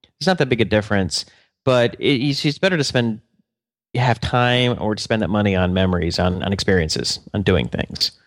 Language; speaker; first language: English; native; English